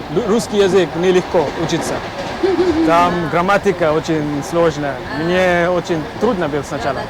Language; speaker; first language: Russian; non-native, learner; English